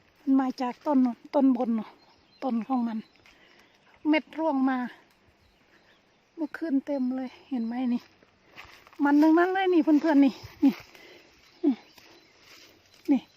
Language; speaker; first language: Thai; native; Thai